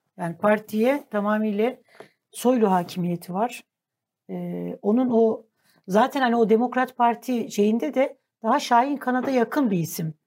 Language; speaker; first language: Turkish; native; Turkish